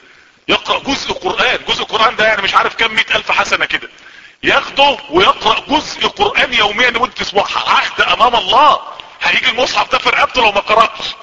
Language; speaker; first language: Arabic; native; Arabic